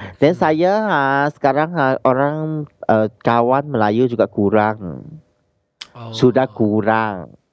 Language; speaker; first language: Malay; non-native, local second language; Chinese